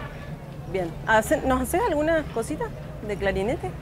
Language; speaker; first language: Spanish; native; Spanish